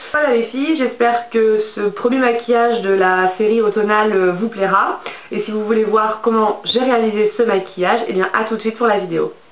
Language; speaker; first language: French; native; French